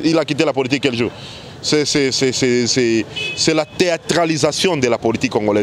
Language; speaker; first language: French; non-native, local second language; Swahili